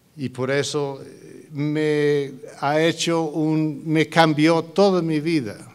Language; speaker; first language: Spanish; non-native, fluent; English